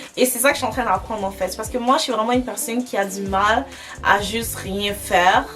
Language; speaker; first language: French; early bilingual, other home language; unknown